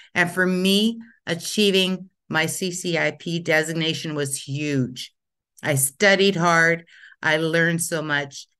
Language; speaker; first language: English; native; English